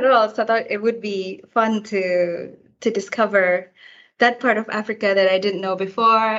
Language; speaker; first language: English; non-native, fluent; Indonesian